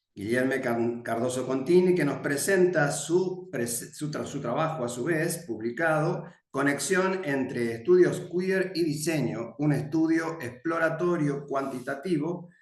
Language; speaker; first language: Spanish; native; Spanish